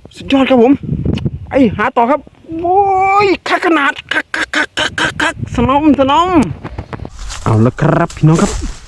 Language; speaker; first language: Thai; native; Thai